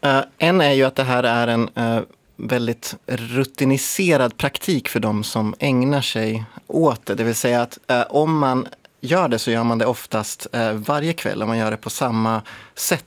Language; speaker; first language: Swedish; native; Swedish